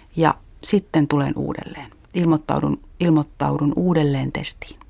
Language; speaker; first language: Finnish; native; Finnish